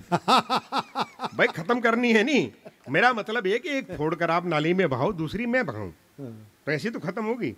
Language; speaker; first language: Hindi; non-native, local second language; Punjabi